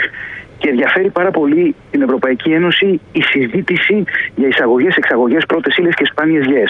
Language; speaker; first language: Greek; native; Greek